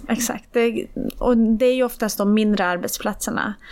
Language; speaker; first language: Swedish; early bilingual, other home language; Persian